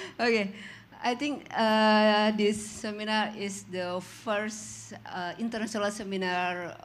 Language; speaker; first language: English; non-native, learner; Indonesian